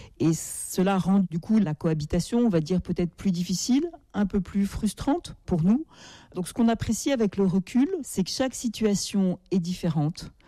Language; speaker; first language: French; native; French